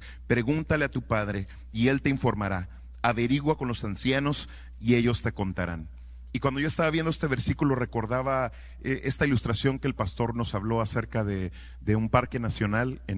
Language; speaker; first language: Spanish; native; Spanish